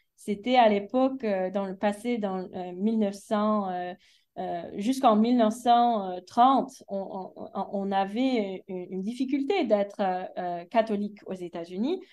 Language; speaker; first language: French; early bilingual, heritage; French